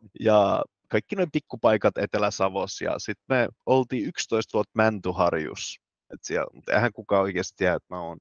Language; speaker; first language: Finnish; early bilingual, other home language; Bosnian